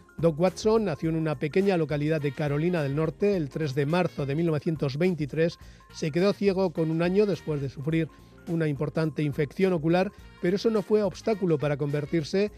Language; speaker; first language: Spanish; native; Spanish